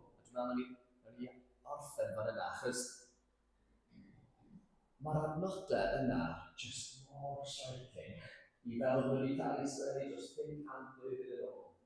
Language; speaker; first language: Welsh; native; Welsh